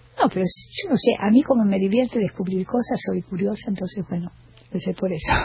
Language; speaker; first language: Spanish; native; Spanish